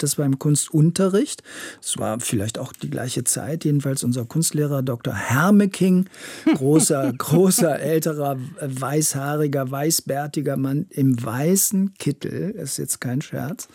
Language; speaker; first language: German; native; German